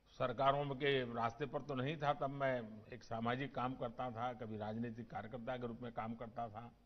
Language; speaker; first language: Hindi; non-native, local second language; Gujarati